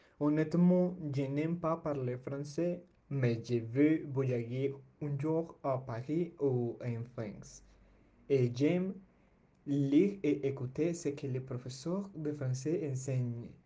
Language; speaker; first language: French; non-native, learner; Spanish